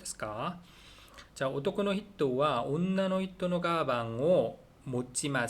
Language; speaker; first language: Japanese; non-native, learner; Korean